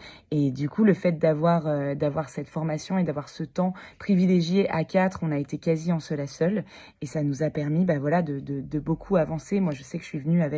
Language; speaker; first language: French; native; French